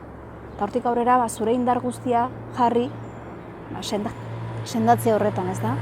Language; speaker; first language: Basque; native; Basque